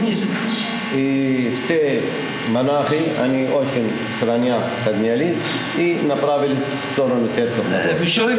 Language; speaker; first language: Russian; non-native, learner; Arabic